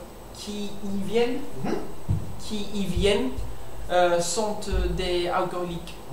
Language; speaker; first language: French; non-native, learner; English